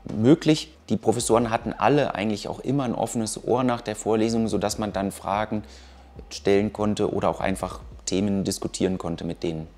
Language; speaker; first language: German; native; German